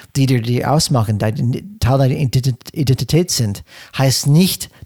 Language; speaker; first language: German; non-native, fluent; English